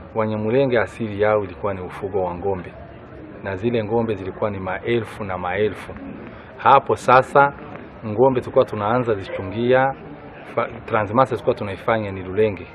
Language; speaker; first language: Swahili; non-native, local second language; Kinyarwanda